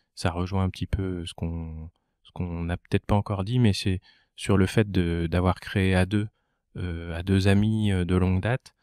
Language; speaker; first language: French; native; French